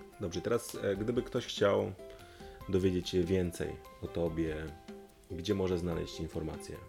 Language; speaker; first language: Polish; native; Polish